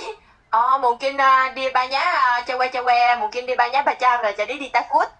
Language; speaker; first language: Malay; non-native, learner; Vietnamese